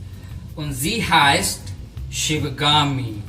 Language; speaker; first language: German; non-native, fluent; Hindi